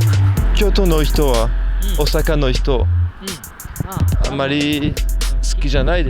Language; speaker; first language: Japanese; non-native, learner; French